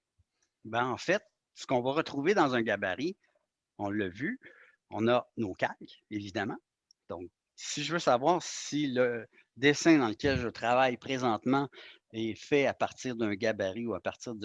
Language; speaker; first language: French; native; French